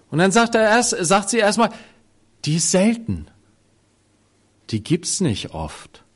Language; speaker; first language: German; native; German